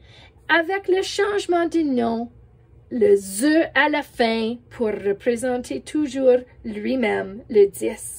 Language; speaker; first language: French; non-native, fluent; English